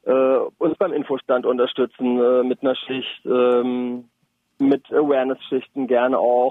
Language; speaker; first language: German; native; German